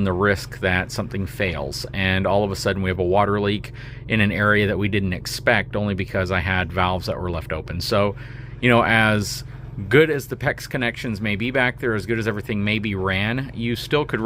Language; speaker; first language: English; native; English